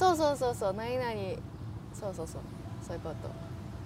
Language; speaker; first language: Japanese; non-native, learner; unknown